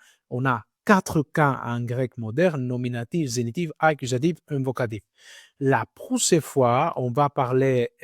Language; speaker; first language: French; non-native, learner; Greek